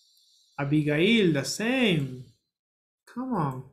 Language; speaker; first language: English; non-native, learner; Spanish